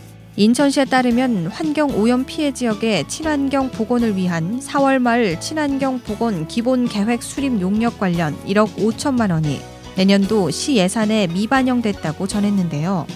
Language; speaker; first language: Korean; native; Korean